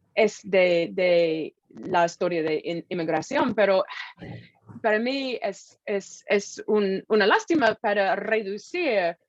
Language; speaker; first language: Spanish; non-native, fluent; English